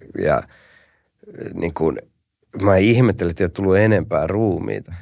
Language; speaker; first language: Finnish; early bilingual, heritage; Finnish